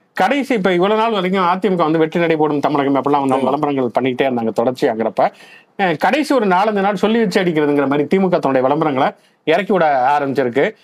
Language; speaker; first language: Tamil; native; Tamil